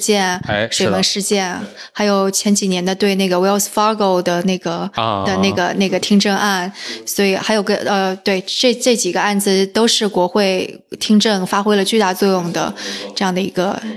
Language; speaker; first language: Chinese; native; Chinese